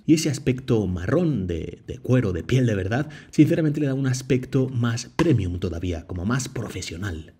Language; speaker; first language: Spanish; native; Spanish